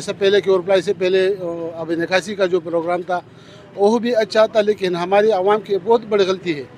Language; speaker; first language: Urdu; non-native, local second language; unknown